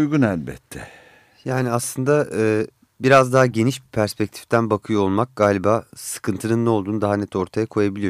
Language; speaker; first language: Turkish; native; Turkish